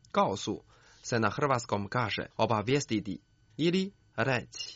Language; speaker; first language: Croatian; non-native, fluent; Chinese